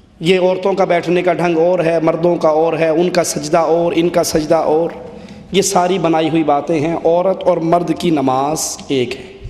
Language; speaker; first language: Urdu; non-native, local second language; Punjabi